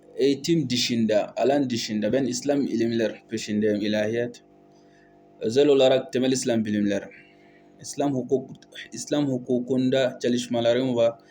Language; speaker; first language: Turkish; non-native, learner; Bambara